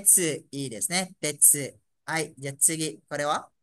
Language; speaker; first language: Japanese; non-native, fluent; Malay